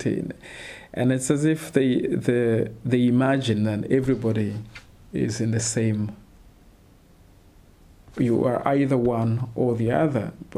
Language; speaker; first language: English; non-native, local second language; Kinyarwanda